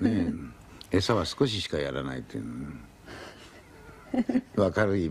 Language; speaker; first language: Japanese; native; Japanese